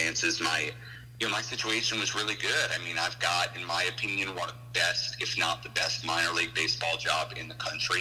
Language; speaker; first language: English; native; English